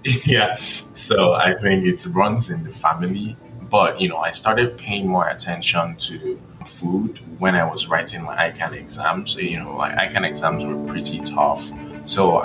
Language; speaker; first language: English; non-native, local second language; Yoruba